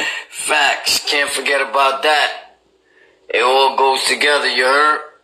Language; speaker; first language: English; early bilingual, other home language; Spanish